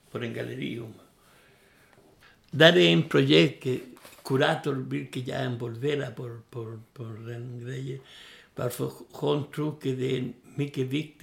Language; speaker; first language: Swedish; non-native, learner; Spanish